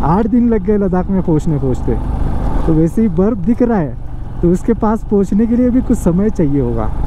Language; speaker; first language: Hindi; non-native, local second language; Marathi